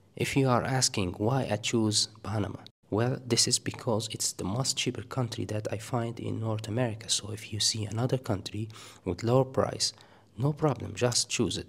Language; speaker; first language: English; non-native, fluent; Arabic